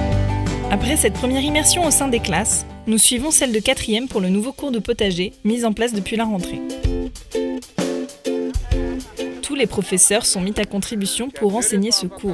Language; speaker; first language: French; native; French